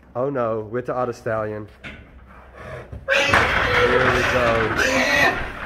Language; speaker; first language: English; non-native, learner; Western Frisian